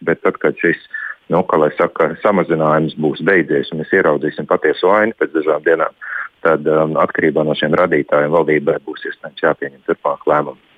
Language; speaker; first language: Latvian; native; Latvian